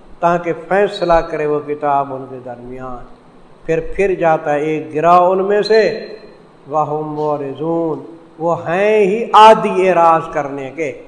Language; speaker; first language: Urdu; native; Urdu